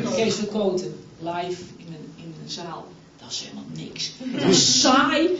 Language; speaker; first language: Dutch; native; Dutch